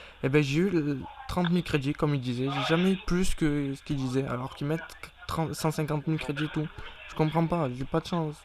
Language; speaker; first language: French; native; French